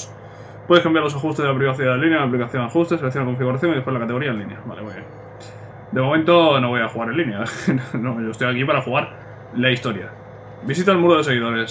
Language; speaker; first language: Spanish; native; Spanish